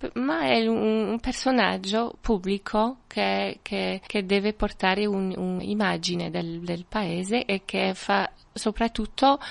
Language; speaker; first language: Italian; non-native, fluent; French